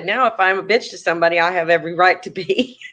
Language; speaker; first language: English; native; English